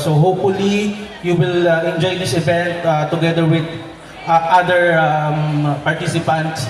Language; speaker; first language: English; non-native, local second language; Filipino